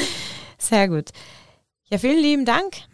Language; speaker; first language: German; native; German